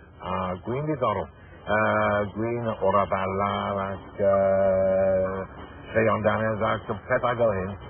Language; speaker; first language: Welsh; non-native, learner; English